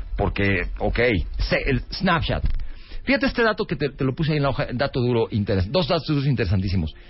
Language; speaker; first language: Spanish; native; Spanish